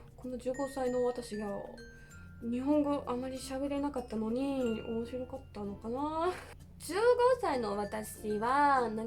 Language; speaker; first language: Japanese; non-native, fluent; German